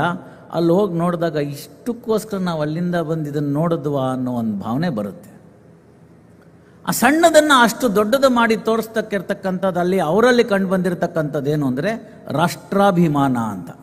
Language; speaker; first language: Kannada; native; Kannada